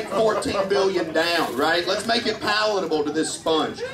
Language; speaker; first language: English; native; English